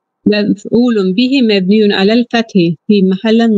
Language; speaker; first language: Arabic; non-native, learner; Turkish